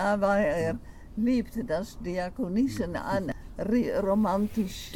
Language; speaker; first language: German; non-native, learner; Dutch